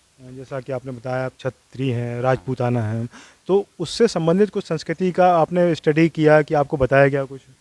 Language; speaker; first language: Hindi; native; Hindi